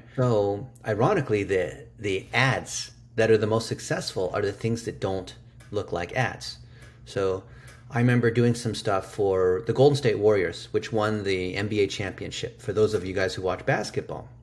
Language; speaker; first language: English; early bilingual, other home language; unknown